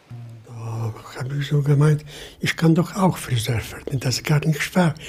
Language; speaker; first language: German; non-native, fluent; Polish